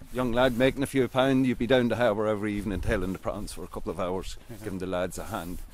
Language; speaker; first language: English; native; English